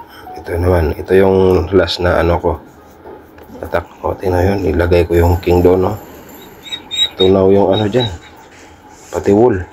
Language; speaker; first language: Filipino; native; Filipino